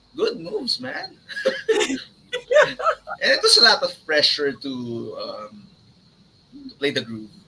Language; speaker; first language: English; non-native, local second language; Filipino